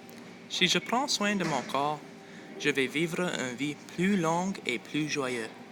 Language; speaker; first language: French; non-native, local second language; English